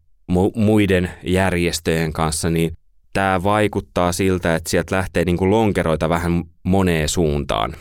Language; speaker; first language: Finnish; native; Finnish